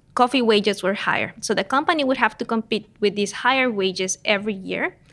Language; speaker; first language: English; non-native, fluent; Spanish